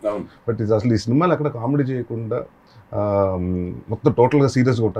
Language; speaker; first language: Telugu; native; Telugu